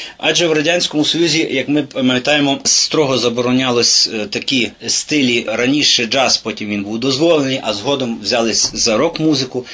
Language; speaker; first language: Ukrainian; native; Ukrainian